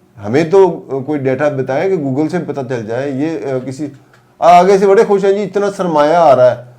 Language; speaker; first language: Urdu; non-native, local second language; Punjabi